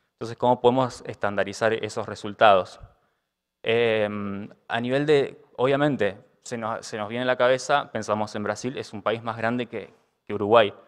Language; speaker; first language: Spanish; native; Spanish